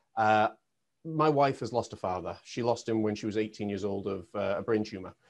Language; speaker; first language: English; native; English